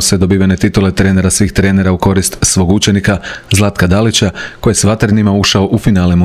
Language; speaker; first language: Croatian; native; Croatian